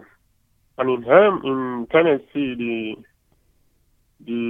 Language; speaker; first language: English; non-native, local second language; Yoruba